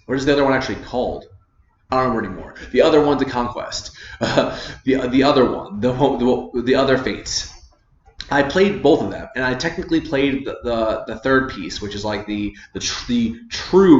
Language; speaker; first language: English; native; English